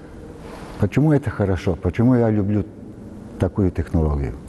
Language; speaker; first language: Russian; non-native, learner; Serbian